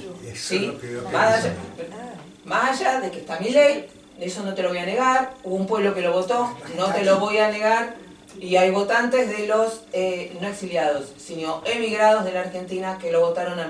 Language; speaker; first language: Spanish; native; Spanish